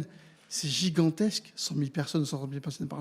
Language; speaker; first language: French; native; French